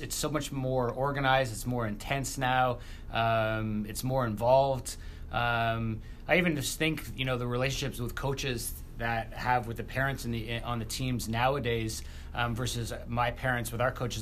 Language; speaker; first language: English; native; English